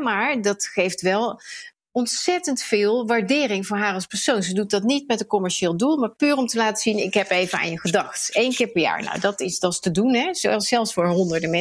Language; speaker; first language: Dutch; native; Dutch